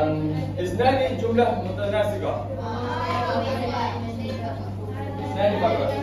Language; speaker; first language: Arabic; non-native, learner; Malay